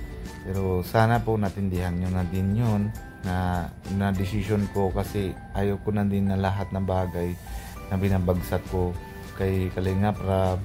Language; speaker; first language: Filipino; non-native, learner; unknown